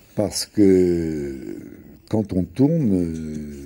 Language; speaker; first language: French; early bilingual, other home language; Italian